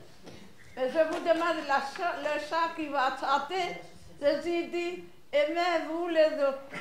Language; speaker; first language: French; non-native, local second language; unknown